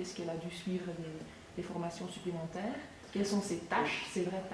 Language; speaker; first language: French; non-native, fluent; Dutch